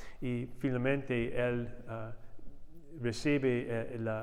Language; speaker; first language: Spanish; non-native, learner; English